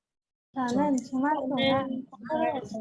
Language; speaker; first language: Korean; non-native, learner; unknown